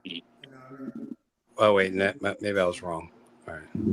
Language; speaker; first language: English; native; English